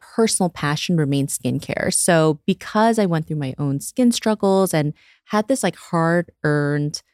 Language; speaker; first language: English; early bilingual, other home language; Korean